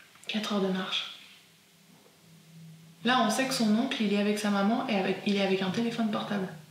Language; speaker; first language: French; native; French